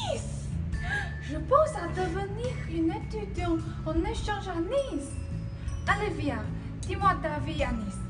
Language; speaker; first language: French; non-native, learner; Chinese